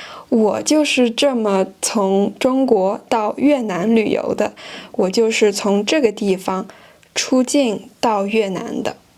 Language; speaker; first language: Chinese; non-native, fluent; French